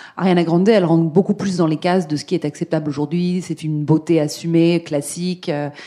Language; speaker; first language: French; native; French